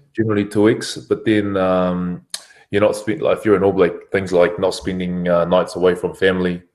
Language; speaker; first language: English; native; English